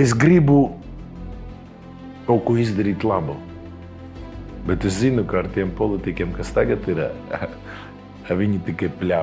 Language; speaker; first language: Latvian; non-native, local second language; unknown